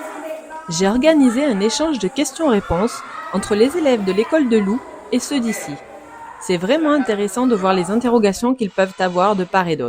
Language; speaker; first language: French; native; French